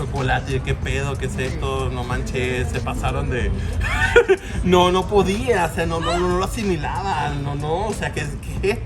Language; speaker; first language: Spanish; native; Spanish